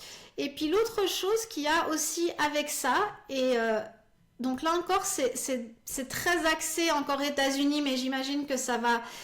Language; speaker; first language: French; native; French